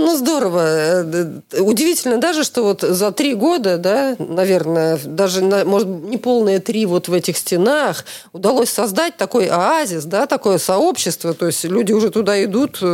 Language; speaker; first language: Russian; native; Russian